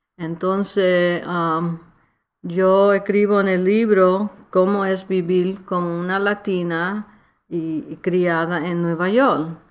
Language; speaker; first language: Spanish; early bilingual, heritage; Spanish